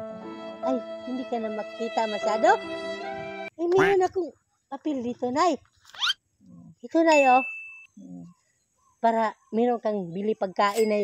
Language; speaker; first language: Filipino; non-native, local second language; Cebuano